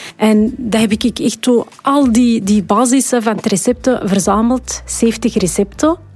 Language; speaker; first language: Dutch; non-native, fluent; Arabic